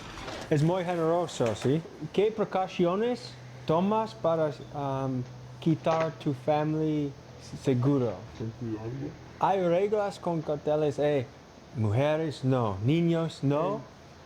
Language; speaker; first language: Spanish; non-native, learner; English